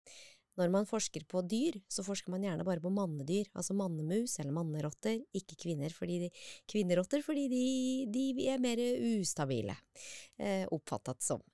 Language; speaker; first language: Norwegian; native; Norwegian